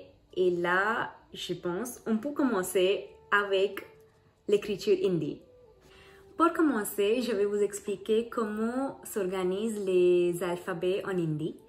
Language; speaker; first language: French; non-native, learner; Hindi